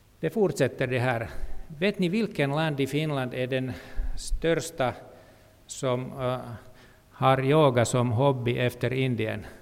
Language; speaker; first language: Swedish; non-native, local second language; Finnish